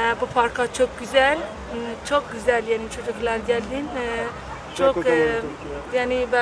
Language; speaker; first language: Turkish; non-native, learner; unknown